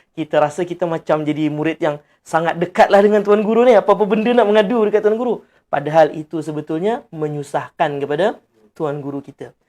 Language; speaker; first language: Malay; native; Malay